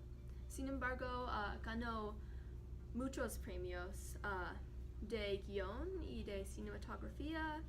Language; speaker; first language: Spanish; non-native, learner; English